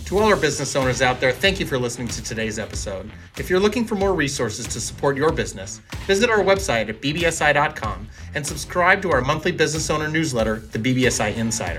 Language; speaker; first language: English; native; English